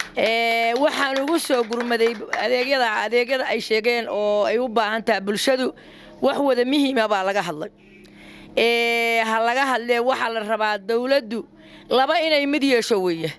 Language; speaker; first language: Somali; native; Somali